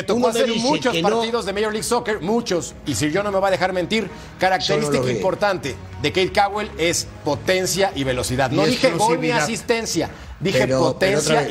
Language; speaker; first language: Spanish; native; Spanish